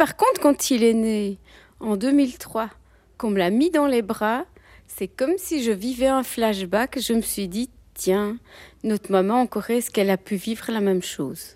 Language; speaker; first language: French; native; French